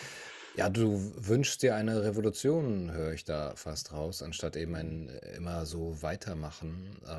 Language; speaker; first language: German; native; German